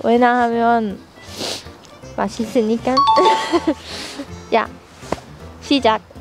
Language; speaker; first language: Korean; non-native, learner; German